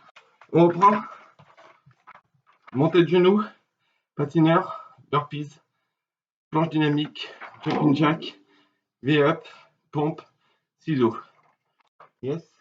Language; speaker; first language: French; native; French